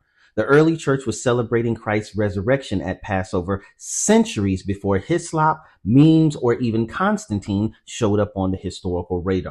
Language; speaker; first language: English; native; English